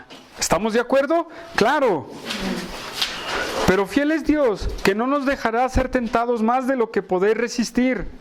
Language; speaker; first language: Spanish; native; Spanish